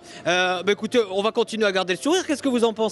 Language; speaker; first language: French; native; French